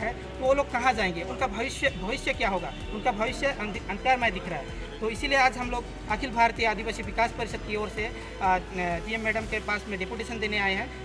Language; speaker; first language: Hindi; non-native, local second language; Sadri